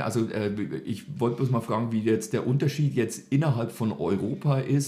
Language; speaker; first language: German; native; German